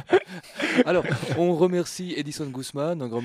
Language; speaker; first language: French; native; French